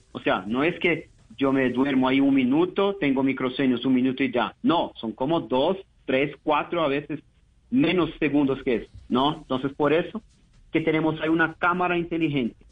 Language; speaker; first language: Spanish; non-native, fluent; Portuguese